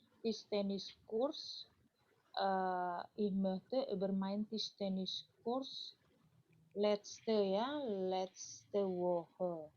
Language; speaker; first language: German; non-native, learner; Indonesian